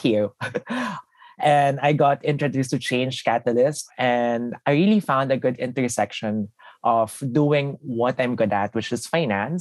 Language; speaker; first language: English; non-native, local second language; Filipino